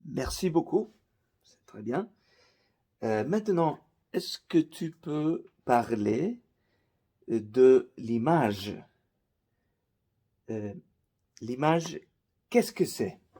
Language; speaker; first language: French; non-native, fluent; Faroese